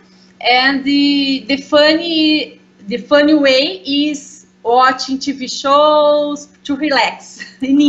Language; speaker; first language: English; non-native, learner; Portuguese